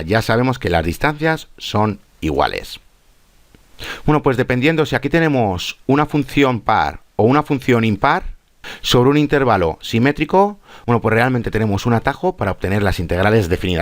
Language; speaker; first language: Spanish; native; Spanish